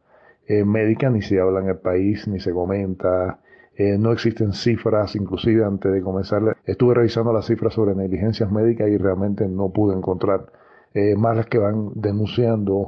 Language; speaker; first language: Spanish; native; Spanish